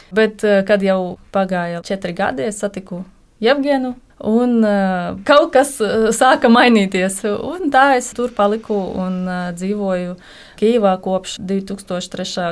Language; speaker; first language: Latvian; non-native, local second language; Russian